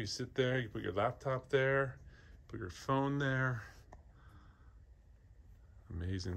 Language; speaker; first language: English; native; English